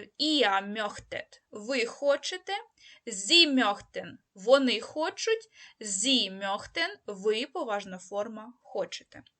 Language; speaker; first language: German; non-native, fluent; Ukrainian